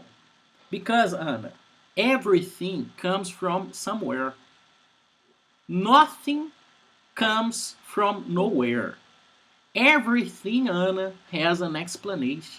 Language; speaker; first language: English; non-native, fluent; Portuguese